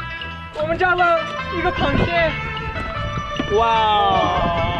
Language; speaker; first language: Chinese; non-native, fluent; English